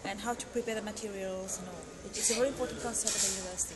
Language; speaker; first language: English; non-native, local second language; Morisyen